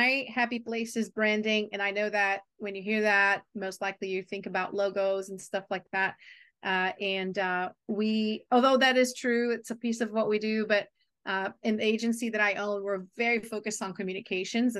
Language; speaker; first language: English; non-native, fluent; Portuguese